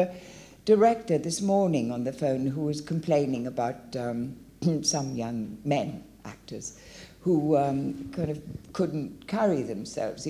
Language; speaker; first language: English; native; English